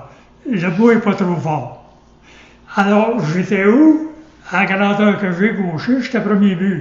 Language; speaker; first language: French; native; French